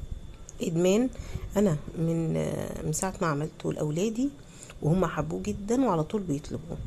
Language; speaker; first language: Arabic; native; Arabic